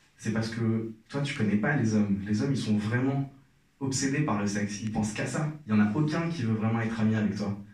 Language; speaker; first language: French; non-native, local second language; Arabic